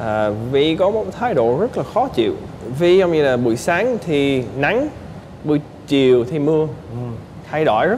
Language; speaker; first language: Vietnamese; non-native, fluent; English